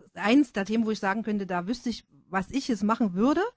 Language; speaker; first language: German; native; German